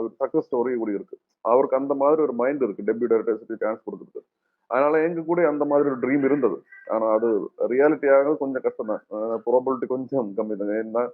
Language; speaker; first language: Tamil; non-native, learner; Malayalam